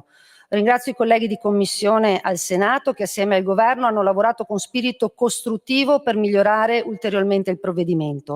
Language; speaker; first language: Italian; native; Italian